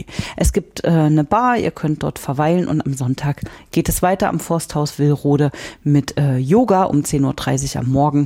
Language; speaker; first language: German; native; German